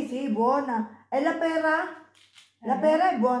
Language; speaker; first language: Italian; non-native, learner; Filipino